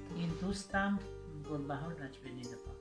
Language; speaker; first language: Persian; non-native, local second language; Armenian